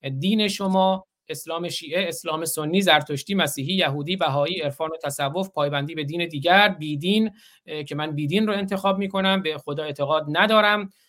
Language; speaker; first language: Persian; non-native, local second language; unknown